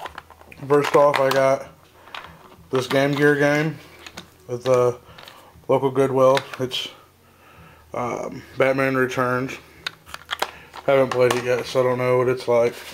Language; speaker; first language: English; native; English